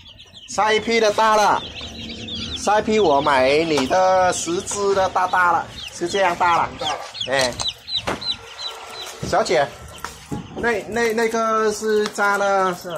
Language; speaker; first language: Chinese; non-native, learner; Vietnamese